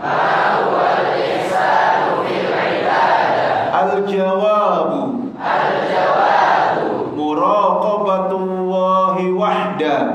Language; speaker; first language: Arabic; non-native, fluent; Indonesian